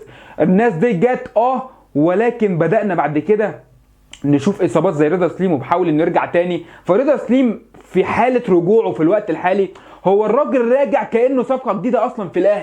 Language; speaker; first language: Arabic; native; Arabic